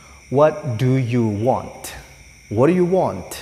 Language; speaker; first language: English; non-native, fluent; Indonesian